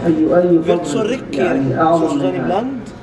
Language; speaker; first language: German; non-native, learner; Arabic